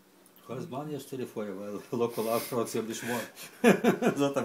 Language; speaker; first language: Hebrew; non-native, learner; Russian